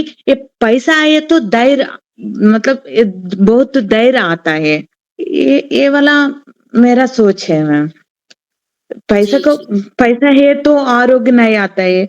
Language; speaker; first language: Hindi; non-native, learner; Telugu